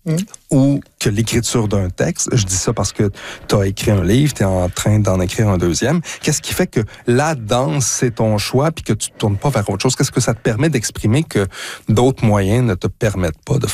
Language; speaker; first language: French; native; French